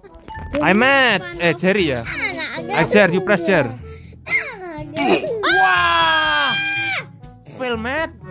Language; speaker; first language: English; non-native, local second language; Indonesian